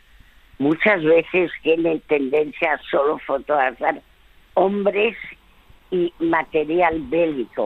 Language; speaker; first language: Spanish; non-native, fluent; French